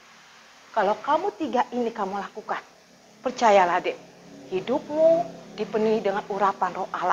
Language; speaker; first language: Indonesian; native; Indonesian